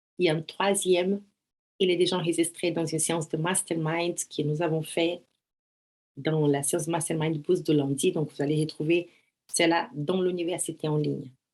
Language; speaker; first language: French; non-native, fluent; Portuguese